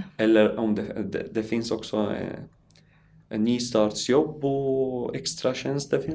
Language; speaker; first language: Swedish; non-native, learner; Arabic